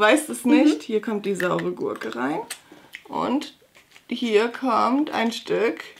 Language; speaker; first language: German; native; German